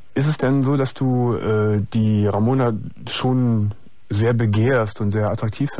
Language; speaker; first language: German; native; German